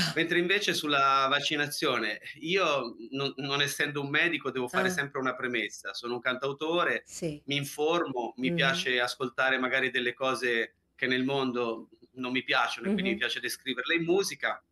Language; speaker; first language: Italian; native; Italian